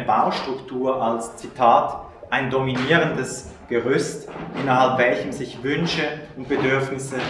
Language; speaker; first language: German; native; German